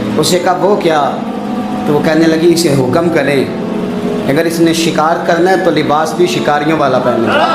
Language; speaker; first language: Urdu; non-native, local second language; Punjabi